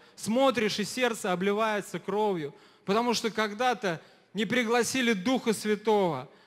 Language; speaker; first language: Russian; native; Russian